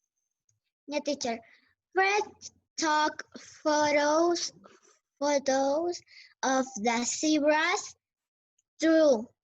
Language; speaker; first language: English; non-native, learner; Spanish